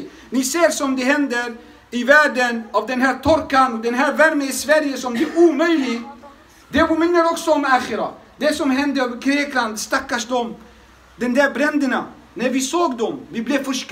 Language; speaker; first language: Swedish; non-native, fluent; Arabic